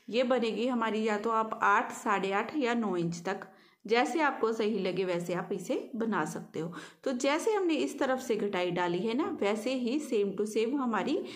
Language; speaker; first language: Hindi; native; Hindi